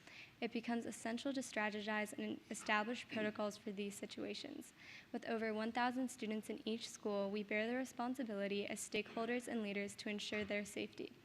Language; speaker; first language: English; native; English